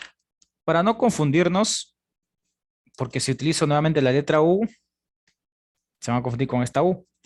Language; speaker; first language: Spanish; native; Spanish